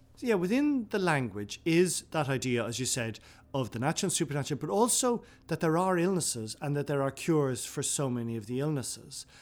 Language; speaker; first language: English; non-native, local second language; Irish